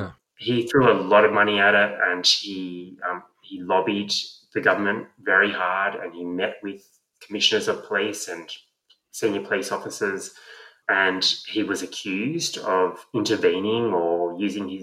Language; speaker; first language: English; native; English